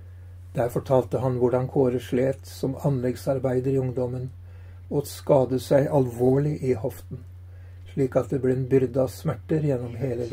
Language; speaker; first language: Norwegian; native; Norwegian